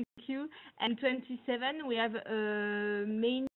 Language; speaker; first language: English; non-native, learner; French